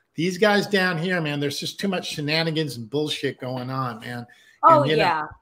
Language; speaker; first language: English; native; English